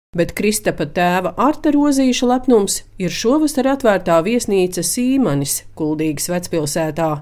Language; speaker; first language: Latvian; native; Latvian